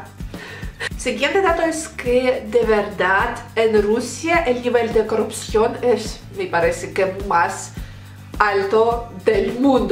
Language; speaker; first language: Spanish; non-native, learner; Russian